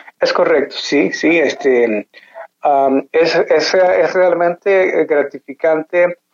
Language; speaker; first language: Spanish; native; Spanish